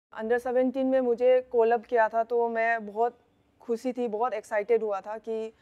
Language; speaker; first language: Hindi; non-native, local second language; Manipuri